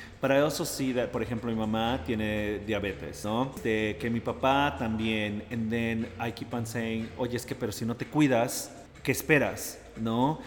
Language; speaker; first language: Spanish; early bilingual, heritage; Spanish